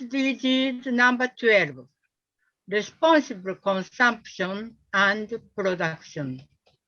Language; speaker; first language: English; non-native, learner; Japanese